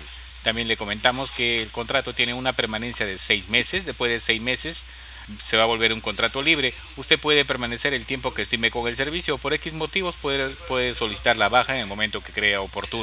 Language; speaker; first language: Spanish; native; Spanish